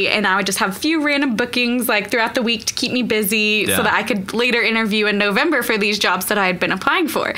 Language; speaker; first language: English; native; English